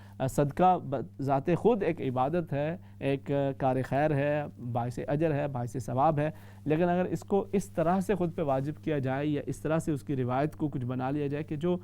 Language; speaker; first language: Urdu; native; Urdu